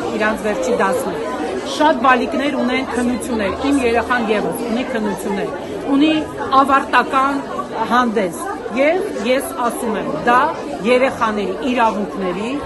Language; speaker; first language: Armenian; native; Armenian